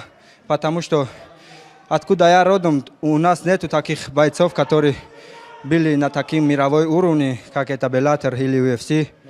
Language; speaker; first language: Russian; non-native, fluent; Tajik